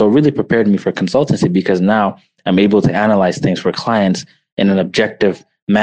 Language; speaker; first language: English; native; English